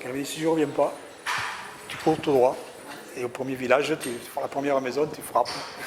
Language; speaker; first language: French; early bilingual, other home language; Catalan